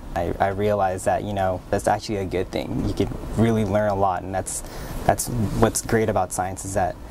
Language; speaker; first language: English; native; English